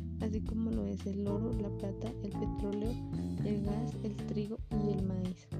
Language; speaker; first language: Spanish; native; Spanish